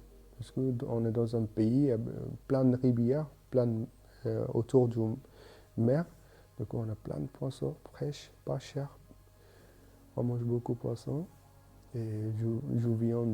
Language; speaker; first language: French; non-native, learner; Bangla